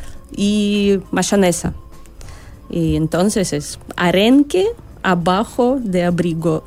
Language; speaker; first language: Spanish; non-native, learner; Russian